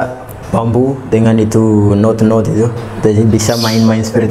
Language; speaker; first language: Indonesian; non-native, learner; Malagasy